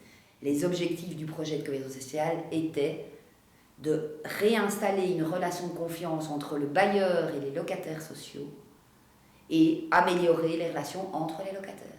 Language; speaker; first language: French; native; French